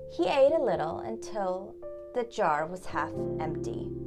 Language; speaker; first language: English; early bilingual, other home language; German